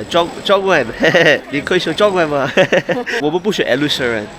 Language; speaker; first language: Chinese; non-native, learner; English